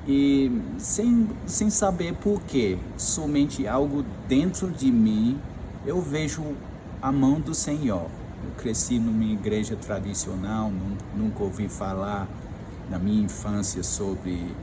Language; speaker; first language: Portuguese; non-native, fluent; English